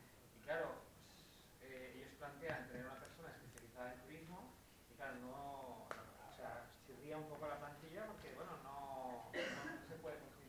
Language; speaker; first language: Spanish; native; Spanish